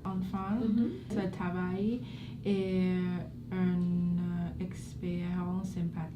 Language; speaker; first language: French; non-native, learner; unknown